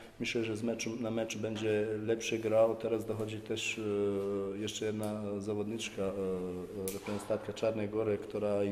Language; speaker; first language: Polish; non-native, fluent; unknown